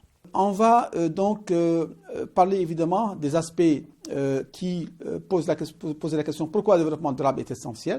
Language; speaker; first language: French; non-native, local second language; Arabic